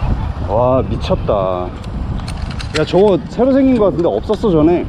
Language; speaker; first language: Korean; native; Korean